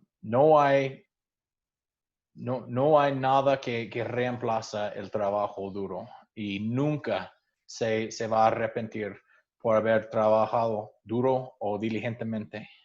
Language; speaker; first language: Spanish; non-native, fluent; English